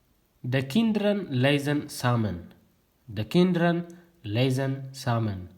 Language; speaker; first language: Dutch; non-native, learner; Tigrinya